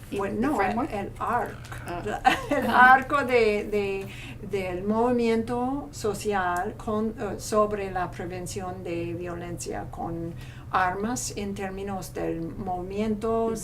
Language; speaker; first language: Spanish; non-native, fluent; English